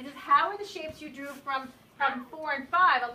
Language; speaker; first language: English; native; English